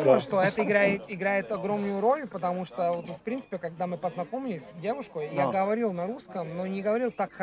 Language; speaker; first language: Russian; non-native, fluent; Italian